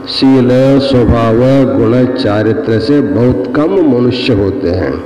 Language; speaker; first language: Hindi; non-native, local second language; Kannada